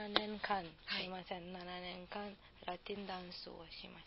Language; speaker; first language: Japanese; non-native, learner; Serbian